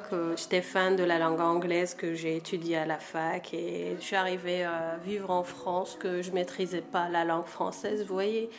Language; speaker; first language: French; non-native, local second language; Arabic